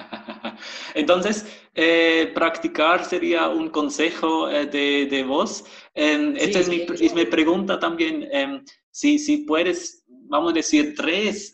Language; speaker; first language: Spanish; non-native, fluent; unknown